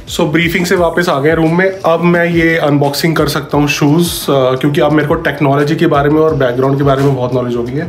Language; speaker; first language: Hindi; native; Hindi